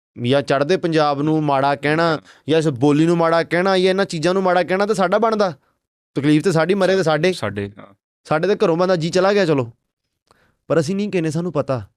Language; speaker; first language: Punjabi; native; Punjabi